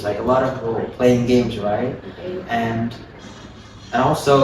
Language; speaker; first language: English; non-native, fluent; Indonesian